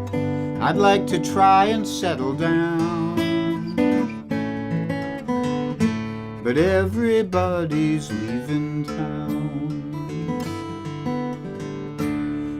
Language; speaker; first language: English; native; English